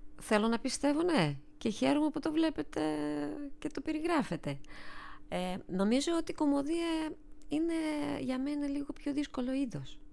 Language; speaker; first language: Greek; non-native, fluent; Russian